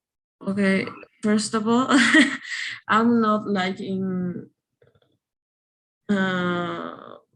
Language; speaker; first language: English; non-native, learner; Spanish